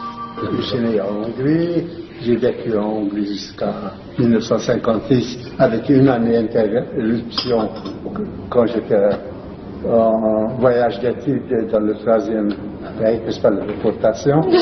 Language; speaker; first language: French; non-native, fluent; Hungarian